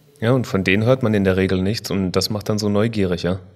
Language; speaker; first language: German; native; German